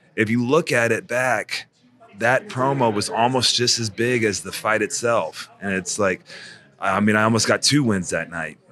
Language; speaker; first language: English; native; English